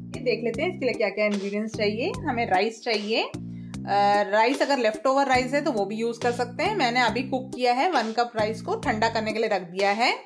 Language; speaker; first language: Hindi; non-native, local second language; Tamil